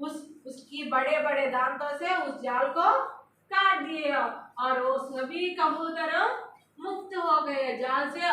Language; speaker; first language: Hindi; non-native, local second language; Telugu